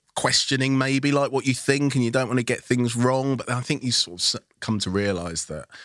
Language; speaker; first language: English; early bilingual, other home language; Yoruba